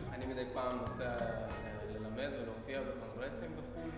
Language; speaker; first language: Hebrew; early bilingual, other home language; Russian